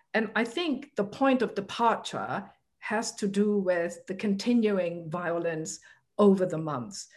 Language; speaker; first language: English; non-native, local second language; Cantonese